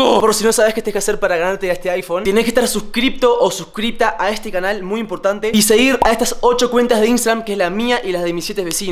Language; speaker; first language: Spanish; native; Spanish